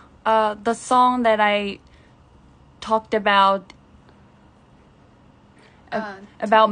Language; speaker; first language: English; non-native, fluent; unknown